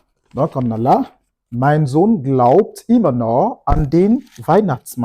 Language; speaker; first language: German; non-native, fluent; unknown